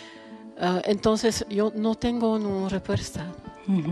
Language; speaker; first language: Spanish; non-native, learner; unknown